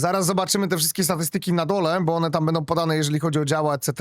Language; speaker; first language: Polish; native; Polish